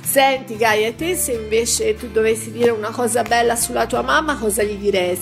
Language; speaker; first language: Italian; native; Italian